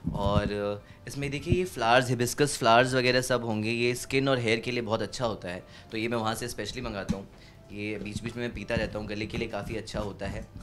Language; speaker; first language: Hindi; native; Hindi